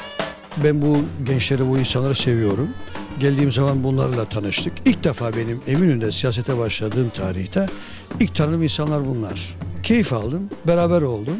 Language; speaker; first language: Turkish; native; Turkish